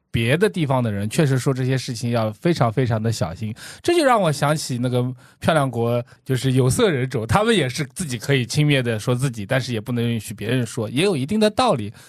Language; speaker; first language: Chinese; non-native, local second language; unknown